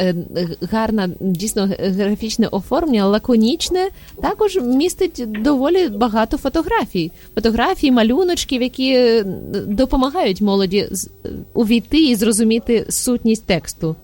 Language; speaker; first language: Ukrainian; native; Ukrainian